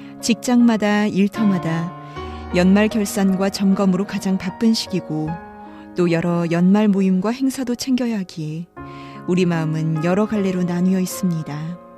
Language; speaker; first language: Korean; native; Korean